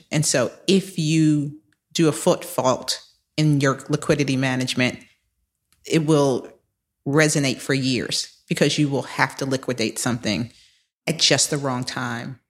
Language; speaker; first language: English; native; English